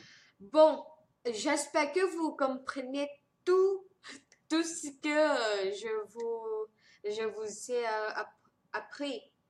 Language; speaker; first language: French; non-native, fluent; Thai